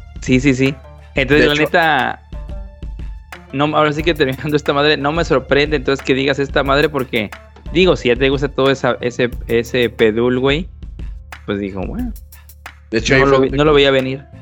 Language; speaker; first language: Spanish; native; Spanish